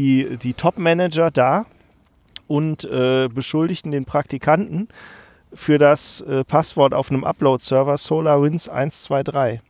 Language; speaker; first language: German; native; German